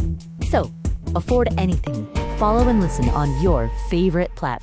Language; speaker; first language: English; native; English